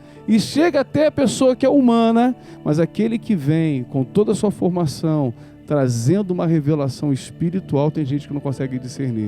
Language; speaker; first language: Portuguese; native; Portuguese